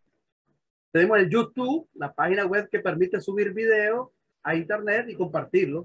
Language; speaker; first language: Spanish; native; Spanish